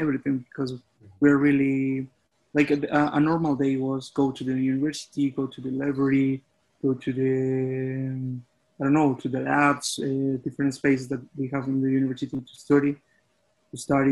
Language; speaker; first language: English; non-native, fluent; Spanish